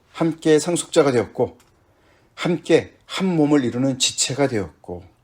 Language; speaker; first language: Korean; native; Korean